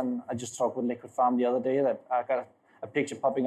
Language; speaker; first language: English; non-native, fluent; Danish